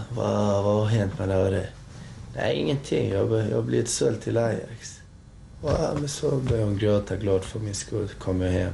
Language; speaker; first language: Swedish; early bilingual, other home language; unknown